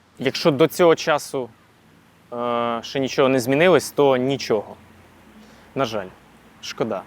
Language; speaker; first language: Ukrainian; non-native, local second language; Russian